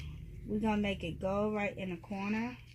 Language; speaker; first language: English; native; English